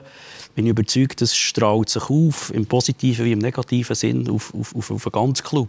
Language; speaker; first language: German; native; German